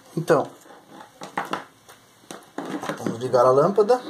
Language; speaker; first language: Portuguese; native; Portuguese